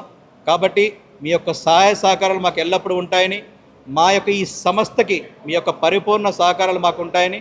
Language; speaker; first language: Telugu; native; Telugu